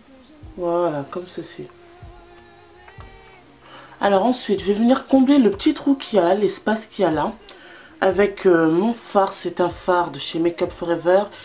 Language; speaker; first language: French; native; French